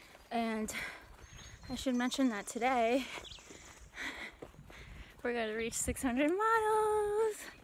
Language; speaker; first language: English; early bilingual, other home language; Spanish